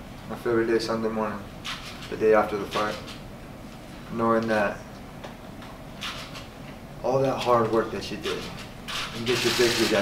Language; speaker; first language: English; native; English